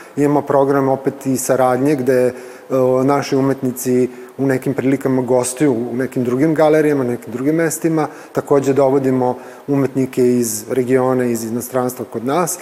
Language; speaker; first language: Serbian; native; Serbian